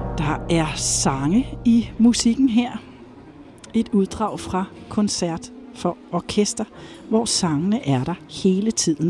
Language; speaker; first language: Danish; native; Danish